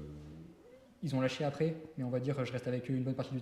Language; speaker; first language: French; native; French